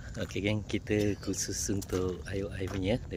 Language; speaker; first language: Malay; native; Malay